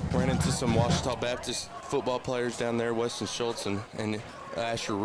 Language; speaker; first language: English; native; English